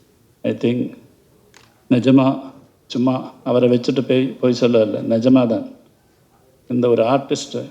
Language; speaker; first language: Tamil; non-native, learner; Malayalam